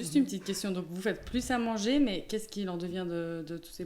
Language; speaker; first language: French; native; French